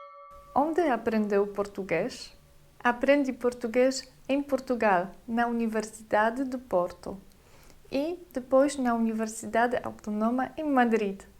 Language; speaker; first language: Portuguese; non-native, fluent; Polish